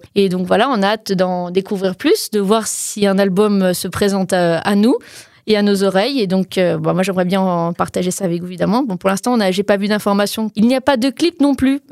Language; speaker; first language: French; native; French